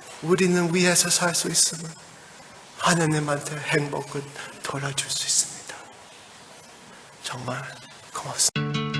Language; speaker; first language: Korean; early bilingual, heritage; Korean